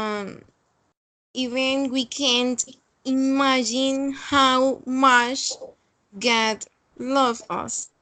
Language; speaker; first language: English; non-native, learner; Spanish